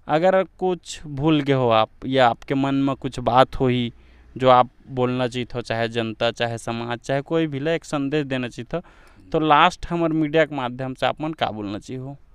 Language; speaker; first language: Hindi; native; Hindi